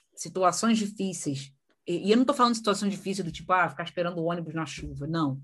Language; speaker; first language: Portuguese; native; Portuguese